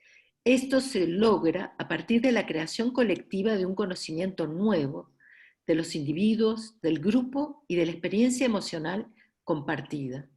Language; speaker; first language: Spanish; native; Spanish